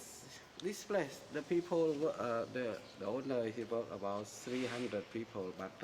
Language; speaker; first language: English; non-native, learner; Khmer